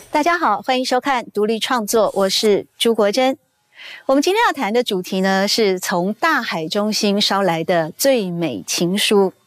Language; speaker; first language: Chinese; native; Chinese